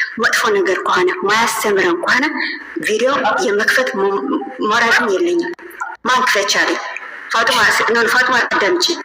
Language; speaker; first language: Amharic; non-native, local second language; Tigrinya